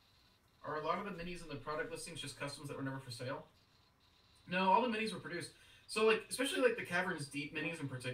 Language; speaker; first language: English; native; English